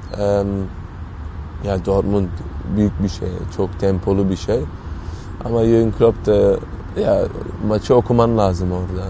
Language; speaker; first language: Turkish; early bilingual, heritage; Turkish